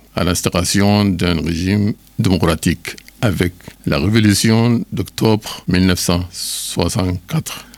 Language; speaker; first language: French; non-native, learner; Arabic